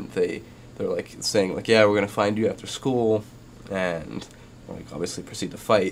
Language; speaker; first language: English; native; English